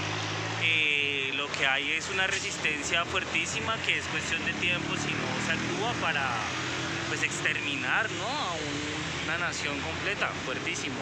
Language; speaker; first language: Spanish; native; Spanish